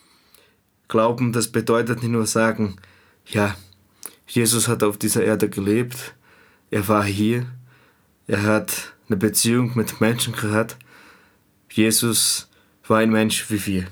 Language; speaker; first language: German; non-native, fluent; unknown